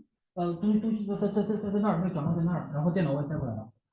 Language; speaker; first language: Chinese; native; Chinese